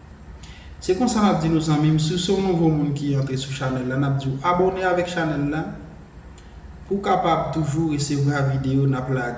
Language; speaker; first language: French; non-native, learner; Haitian Creole